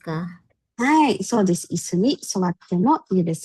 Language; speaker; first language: Japanese; non-native, fluent; Filipino